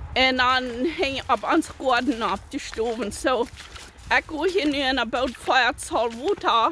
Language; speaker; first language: German; early bilingual, heritage; German